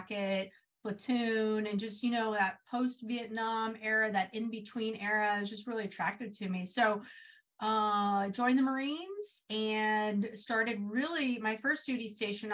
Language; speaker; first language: English; native; English